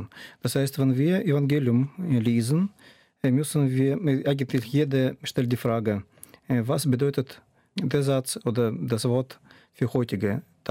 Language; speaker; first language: German; non-native, fluent; Russian